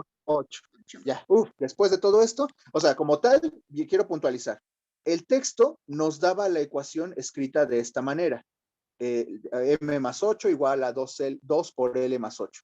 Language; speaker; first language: Spanish; native; Spanish